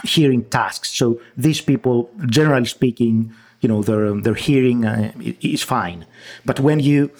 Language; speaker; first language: English; non-native, fluent; Greek